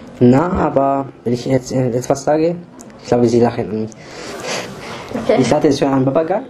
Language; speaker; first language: German; non-native, learner; Arabic